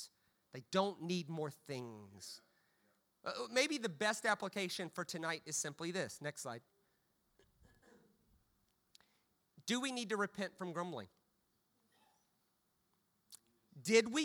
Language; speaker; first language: English; native; English